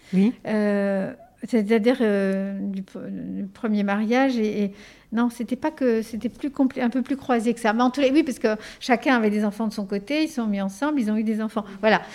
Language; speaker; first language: French; early bilingual, other home language; Spanish